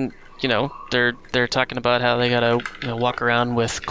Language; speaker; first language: English; native; English